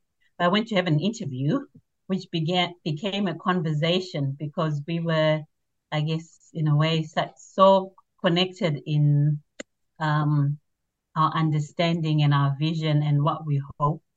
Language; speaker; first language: English; non-native, local second language; Shona